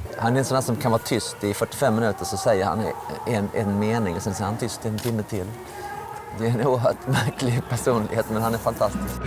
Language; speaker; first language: Swedish; native; Swedish